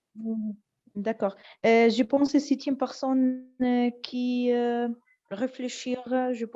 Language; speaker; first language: French; non-native, learner; Arabic